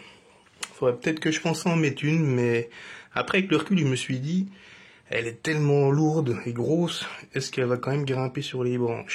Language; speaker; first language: French; native; French